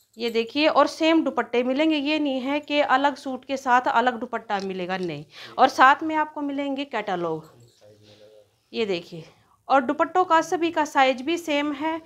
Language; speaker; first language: Hindi; native; Hindi